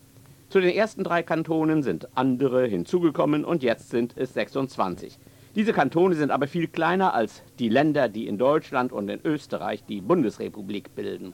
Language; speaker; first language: German; native; German